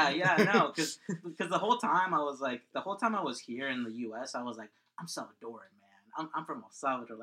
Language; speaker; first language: English; early bilingual, other home language; Spanish